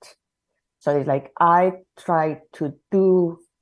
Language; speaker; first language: English; non-native, fluent; Spanish